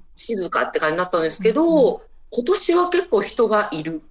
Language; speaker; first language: Japanese; non-native, fluent; Chinese